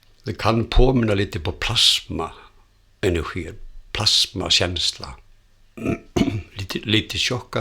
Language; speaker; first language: Swedish; non-native, fluent; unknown